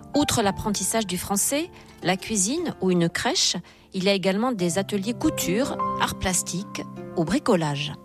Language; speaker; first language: French; native; French